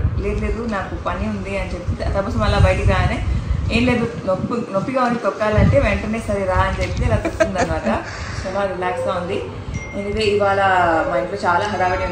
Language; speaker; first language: Telugu; native; Telugu